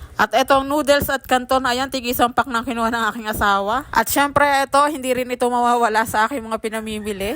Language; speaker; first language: Filipino; native; Filipino